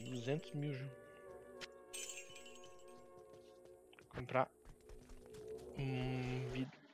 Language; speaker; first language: Portuguese; native; Portuguese